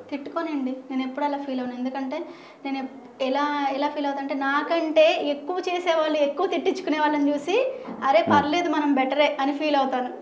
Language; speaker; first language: Telugu; non-native, local second language; Hindi